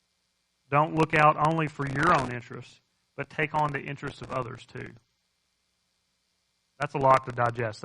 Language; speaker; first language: English; native; English